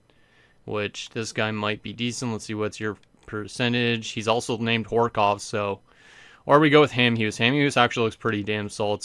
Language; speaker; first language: English; native; English